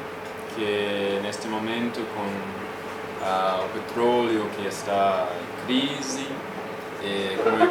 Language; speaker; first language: Portuguese; non-native, fluent; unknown